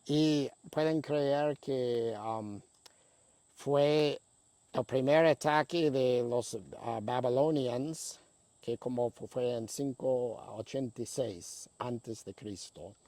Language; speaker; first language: Spanish; non-native, fluent; English